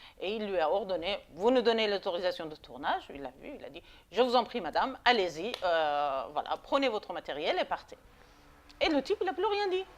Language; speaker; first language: French; non-native, fluent; Persian